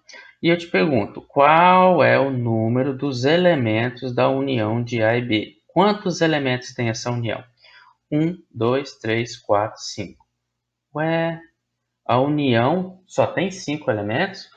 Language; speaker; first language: Portuguese; native; Portuguese